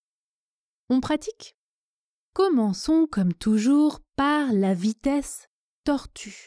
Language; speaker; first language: French; native; French